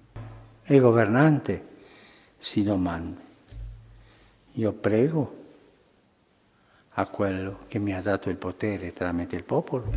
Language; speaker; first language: Italian; non-native, fluent; Spanish